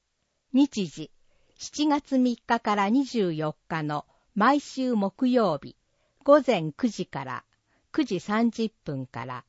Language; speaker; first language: Japanese; native; Japanese